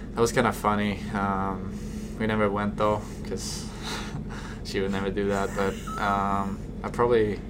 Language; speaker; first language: English; non-native, fluent; Swedish